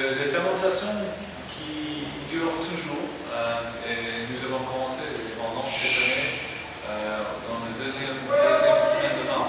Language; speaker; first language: French; non-native, fluent; English